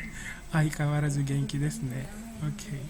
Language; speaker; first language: Japanese; non-native, fluent; Indonesian